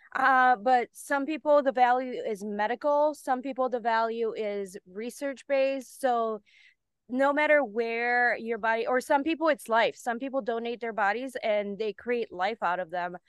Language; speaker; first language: English; early bilingual, other home language; Bulgarian